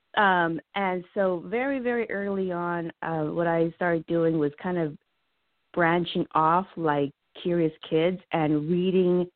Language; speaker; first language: English; early bilingual, heritage; Lao